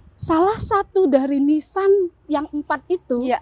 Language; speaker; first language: Indonesian; native; Indonesian